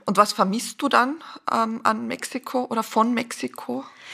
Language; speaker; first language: German; native; German